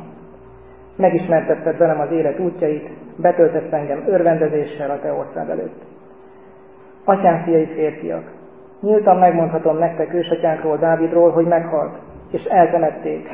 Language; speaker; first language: Hungarian; native; Hungarian